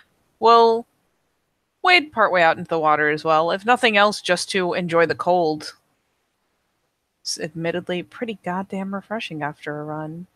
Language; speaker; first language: English; native; English